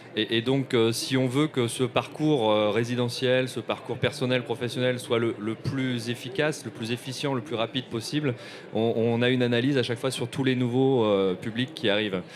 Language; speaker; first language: French; native; French